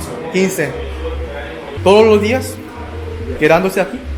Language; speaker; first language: Spanish; non-native, learner; Korean